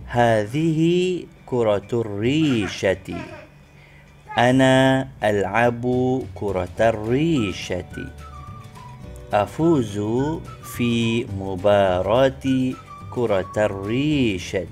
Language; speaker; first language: Arabic; non-native, fluent; Malay